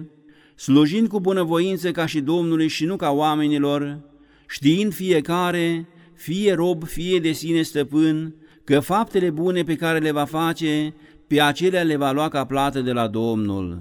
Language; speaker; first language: Romanian; native; Romanian